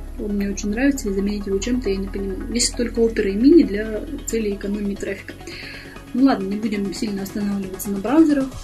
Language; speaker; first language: Russian; native; Russian